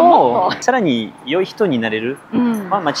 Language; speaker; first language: Japanese; non-native, fluent; French